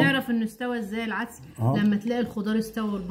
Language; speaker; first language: Arabic; native; Arabic